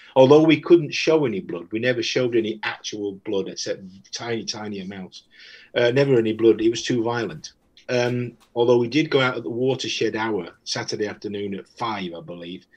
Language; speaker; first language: English; native; English